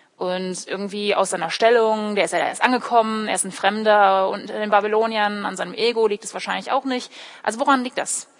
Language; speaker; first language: German; early bilingual, other home language; English